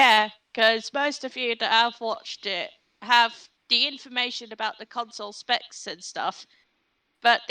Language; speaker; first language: English; native; English